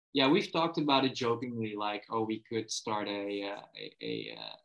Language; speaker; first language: English; non-native, fluent; Dutch